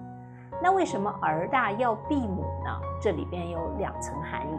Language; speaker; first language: Chinese; native; Chinese